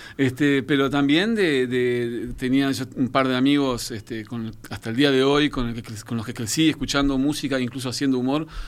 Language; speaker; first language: Spanish; native; Spanish